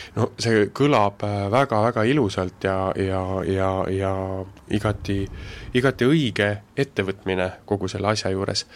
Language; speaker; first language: Estonian; native; Estonian